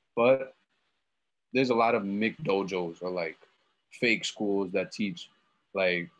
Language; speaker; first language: English; native; English